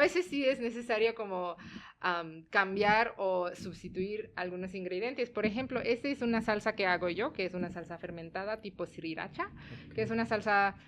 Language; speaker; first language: Spanish; non-native, fluent; Tamil